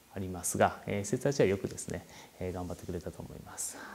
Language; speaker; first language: Japanese; native; Japanese